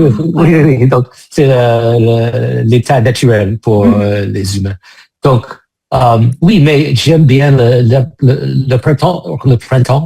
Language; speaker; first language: French; non-native, fluent; English